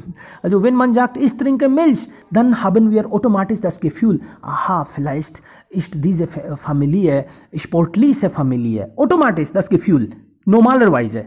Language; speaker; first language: German; non-native, fluent; Hindi